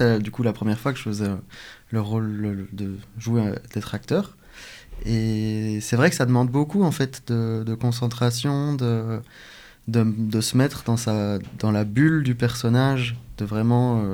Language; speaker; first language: French; native; French